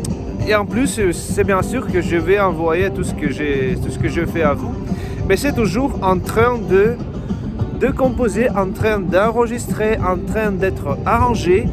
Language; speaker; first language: French; non-native, fluent; Russian